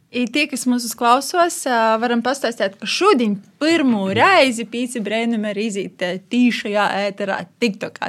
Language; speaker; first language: Latvian; native; Latvian